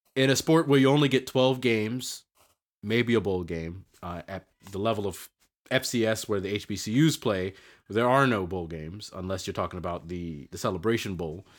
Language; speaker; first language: English; native; English